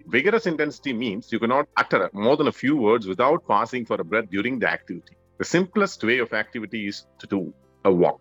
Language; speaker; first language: English; non-native, local second language; Tamil